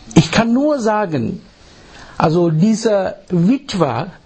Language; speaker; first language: German; non-native, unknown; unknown